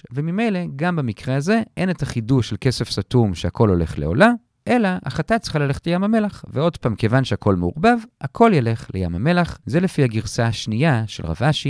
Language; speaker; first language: Hebrew; native; Hebrew